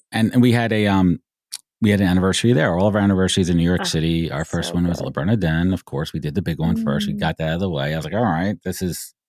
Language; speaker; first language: English; native; English